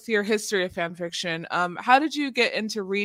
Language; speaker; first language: English; native; English